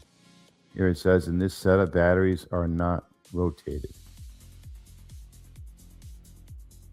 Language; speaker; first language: English; native; English